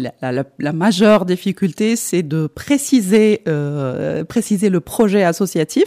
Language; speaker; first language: French; non-native, local second language; Arabic